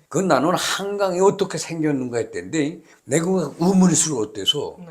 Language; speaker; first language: Korean; native; Korean